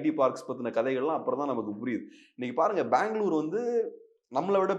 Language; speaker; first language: Tamil; native; Tamil